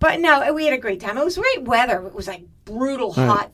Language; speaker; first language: English; non-native, fluent; Turkish